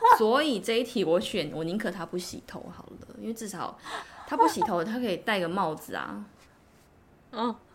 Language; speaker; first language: Chinese; native; Chinese